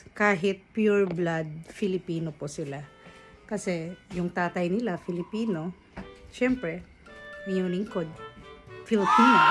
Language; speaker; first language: Filipino; non-native, local second language; Hiligaynon